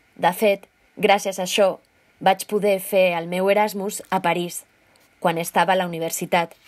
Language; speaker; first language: Catalan; non-native, local second language; Spanish